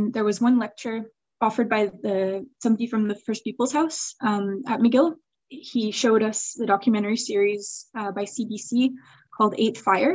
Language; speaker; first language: English; early bilingual, other home language; Swiss German